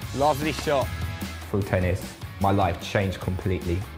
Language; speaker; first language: English; non-native, fluent; Polish